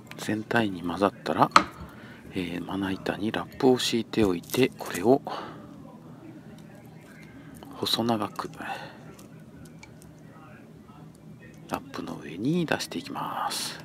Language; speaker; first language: Japanese; native; Japanese